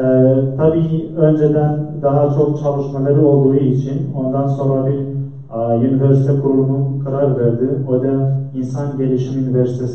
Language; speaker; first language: Turkish; non-native, fluent; Central Kurdish